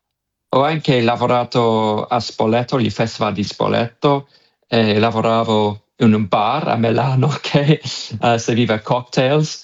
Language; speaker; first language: Italian; non-native, fluent; English